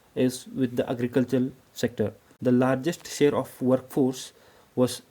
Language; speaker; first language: English; non-native, local second language; Kannada